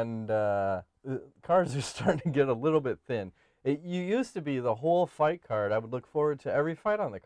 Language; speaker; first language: English; native; English